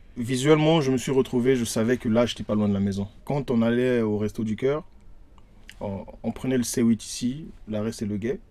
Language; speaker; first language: French; non-native, local second language; Lingala